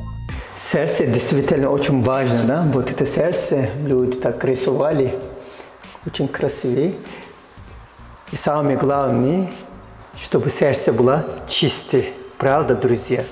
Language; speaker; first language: Russian; non-native, fluent; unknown